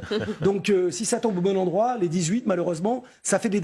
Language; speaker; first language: French; native; French